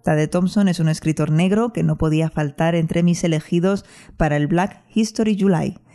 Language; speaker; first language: Spanish; non-native, local second language; Catalan